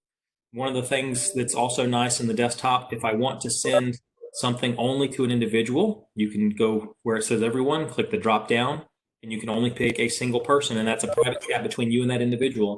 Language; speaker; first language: English; native; English